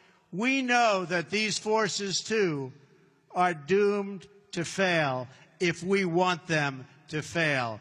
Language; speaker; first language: English; native; English